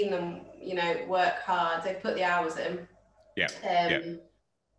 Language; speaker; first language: English; native; English